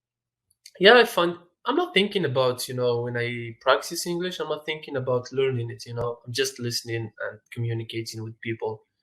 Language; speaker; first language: English; non-native, fluent; Arabic